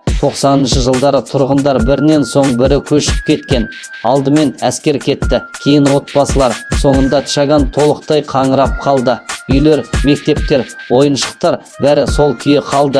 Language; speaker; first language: Kazakh; native; Kazakh